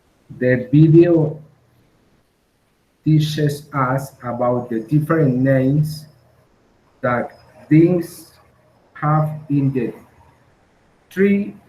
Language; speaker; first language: English; non-native, learner; Spanish